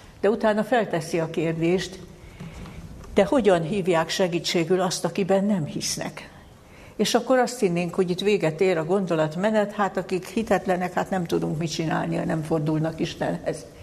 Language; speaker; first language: Hungarian; native; Hungarian